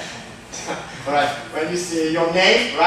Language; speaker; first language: English; non-native, fluent; French